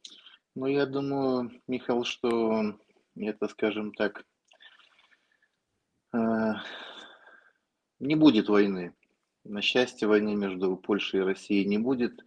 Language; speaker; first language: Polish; early bilingual, heritage; Russian